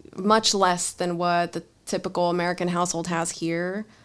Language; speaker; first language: English; early bilingual, other home language; Spanish